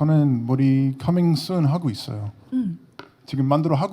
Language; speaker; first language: Korean; non-native, learner; English